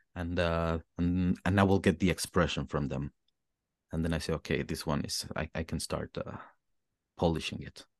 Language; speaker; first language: English; non-native, fluent; Spanish